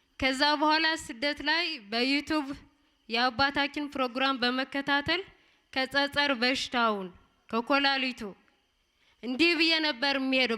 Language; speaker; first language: Amharic; non-native, local second language; Tigrinya